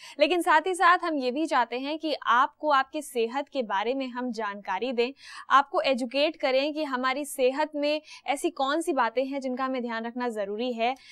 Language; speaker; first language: Hindi; native; Hindi